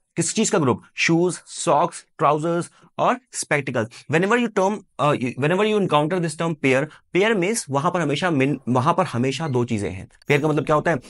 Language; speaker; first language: Hindi; native; Hindi